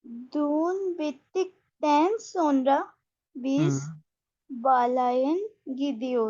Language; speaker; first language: Turkish; non-native, learner; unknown